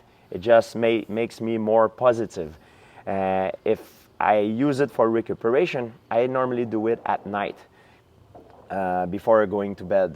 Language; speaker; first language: English; non-native, fluent; French